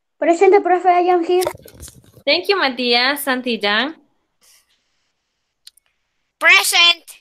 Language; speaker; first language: English; non-native, learner; Spanish